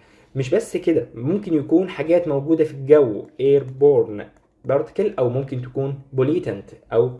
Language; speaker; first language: Arabic; native; Arabic